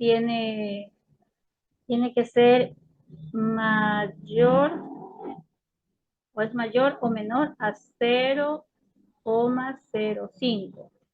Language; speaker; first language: Spanish; native; Spanish